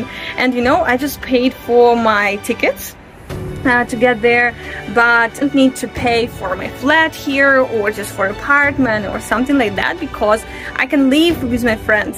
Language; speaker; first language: English; non-native, fluent; Russian